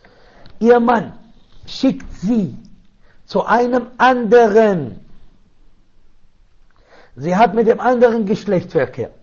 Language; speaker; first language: German; non-native, learner; Arabic